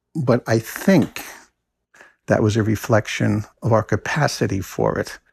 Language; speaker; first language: English; native; English